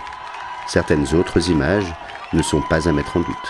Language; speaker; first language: French; native; French